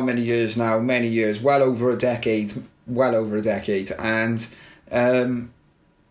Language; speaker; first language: English; native; English